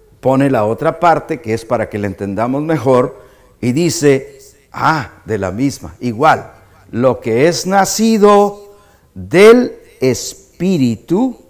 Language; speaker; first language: Spanish; native; Spanish